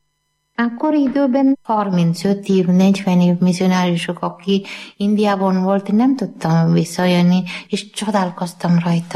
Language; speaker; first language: Hungarian; non-native, learner; Malayalam